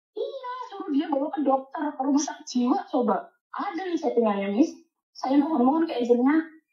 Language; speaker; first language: Indonesian; native; Indonesian